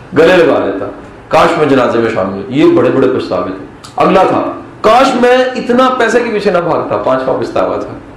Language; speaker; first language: Urdu; non-native, local second language; Punjabi